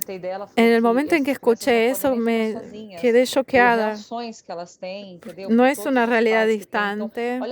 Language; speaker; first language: Spanish; non-native, fluent; Portuguese